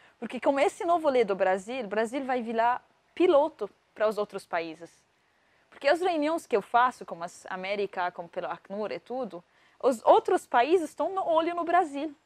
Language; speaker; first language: Portuguese; non-native, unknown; Arabic